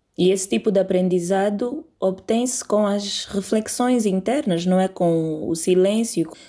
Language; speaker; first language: Portuguese; native; Portuguese